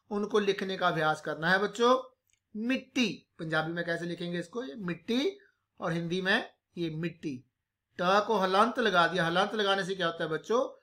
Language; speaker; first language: Hindi; non-native, local second language; Punjabi